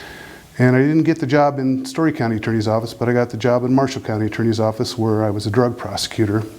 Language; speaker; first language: English; native; English